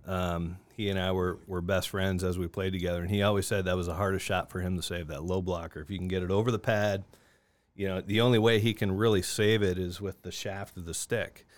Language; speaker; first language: English; native; English